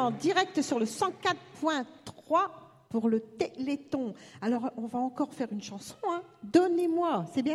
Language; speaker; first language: French; native; French